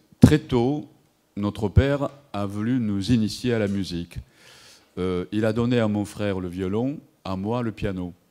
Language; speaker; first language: French; non-native, fluent; Japanese